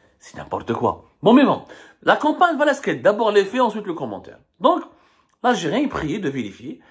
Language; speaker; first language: French; non-native, local second language; Arabic